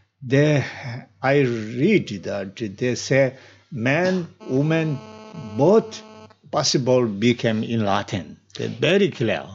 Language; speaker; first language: English; non-native, learner; Tibetan